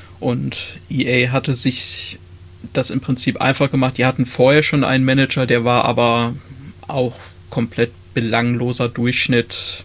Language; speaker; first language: German; native; German